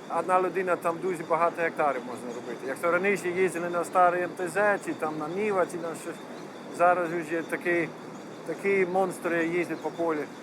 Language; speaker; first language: Ukrainian; non-native, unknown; Dutch